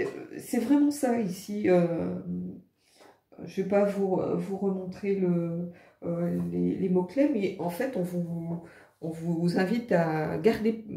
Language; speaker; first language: French; native; French